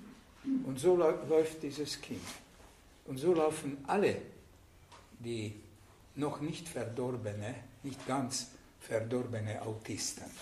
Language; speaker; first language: German; non-native, fluent; Hungarian